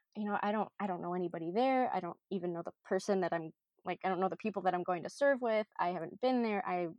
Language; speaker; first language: English; native; English